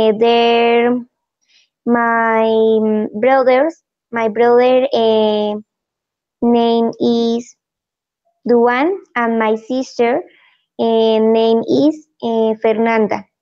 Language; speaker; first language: English; non-native, learner; Spanish